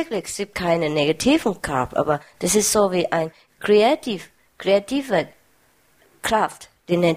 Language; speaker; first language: German; non-native, learner; Vietnamese